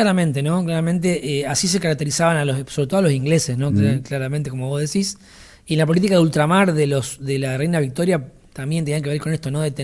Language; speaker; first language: Spanish; native; Spanish